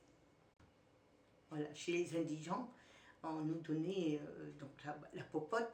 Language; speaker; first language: French; native; French